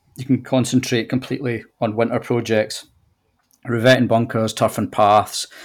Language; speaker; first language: English; native; English